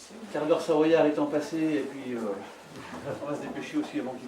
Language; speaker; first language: French; native; French